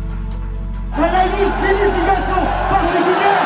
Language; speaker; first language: French; native; French